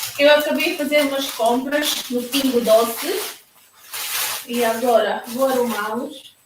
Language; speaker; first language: Portuguese; non-native, local second language; Tetum